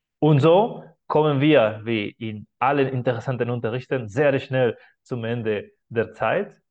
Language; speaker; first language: German; non-native, fluent; Spanish